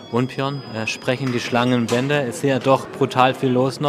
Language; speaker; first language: German; native; German